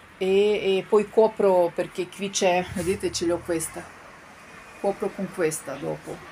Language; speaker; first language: Italian; non-native, fluent; Ukrainian